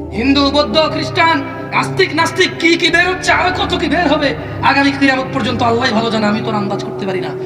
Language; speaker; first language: Bangla; native; Bangla